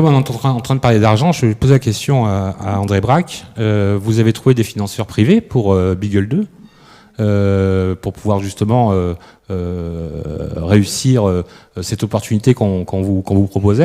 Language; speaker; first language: French; native; French